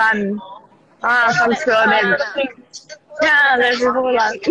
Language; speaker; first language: English; non-native, learner; Thai